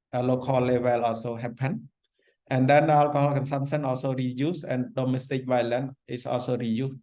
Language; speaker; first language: English; non-native, fluent; Khmer